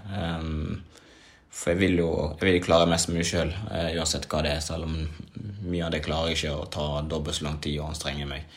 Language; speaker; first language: Norwegian; early bilingual, other home language; Swahili